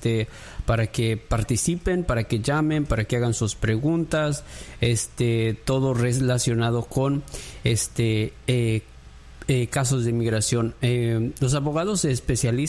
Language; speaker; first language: Spanish; native; Spanish